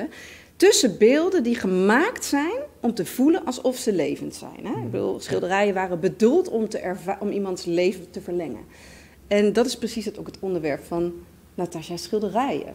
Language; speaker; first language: Dutch; native; Dutch